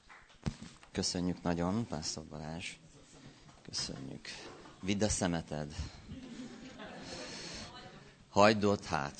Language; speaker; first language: Hungarian; native; Hungarian